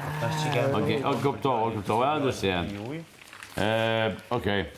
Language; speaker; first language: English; non-native, learner; Albanian